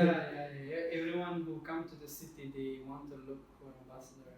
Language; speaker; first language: English; non-native, fluent; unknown